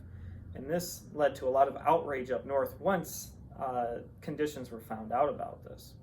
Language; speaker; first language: English; native; English